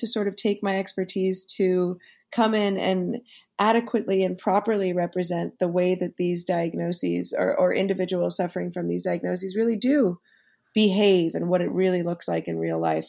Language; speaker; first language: English; native; English